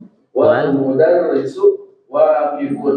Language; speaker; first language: Arabic; non-native, learner; Indonesian